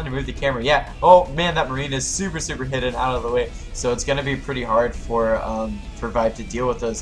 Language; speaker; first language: English; native; English